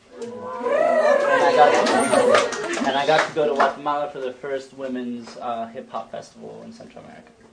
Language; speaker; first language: English; non-native, fluent; Spanish